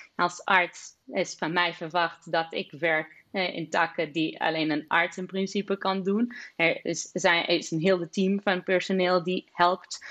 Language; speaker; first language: Dutch; non-native, fluent; Portuguese